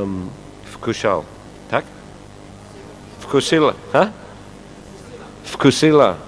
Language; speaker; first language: Russian; non-native, fluent; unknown